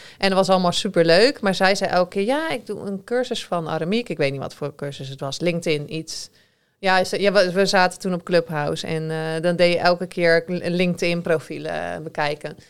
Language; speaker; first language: Dutch; native; Dutch